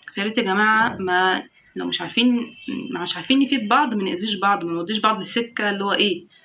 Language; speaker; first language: Egyptian Arabic; native; Egyptian Arabic